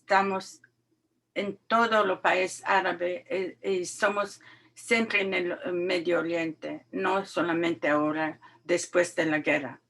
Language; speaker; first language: Spanish; non-native, learner; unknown